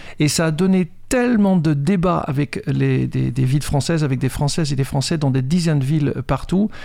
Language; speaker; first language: French; non-native, fluent; Dutch